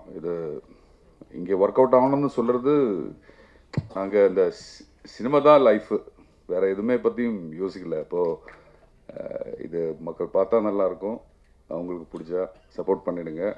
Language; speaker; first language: Tamil; non-native, learner; Malayalam